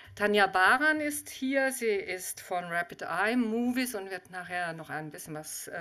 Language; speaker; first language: German; native; German